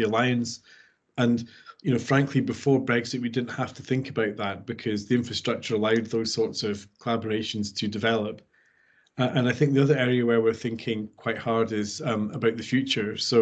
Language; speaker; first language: English; native; English